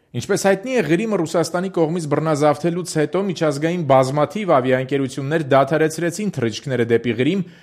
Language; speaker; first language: Armenian; native; Armenian